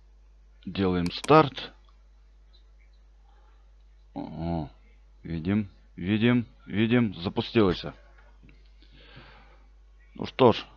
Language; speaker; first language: Russian; native; Russian